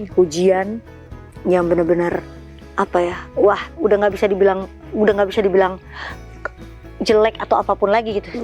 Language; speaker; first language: Indonesian; native; Indonesian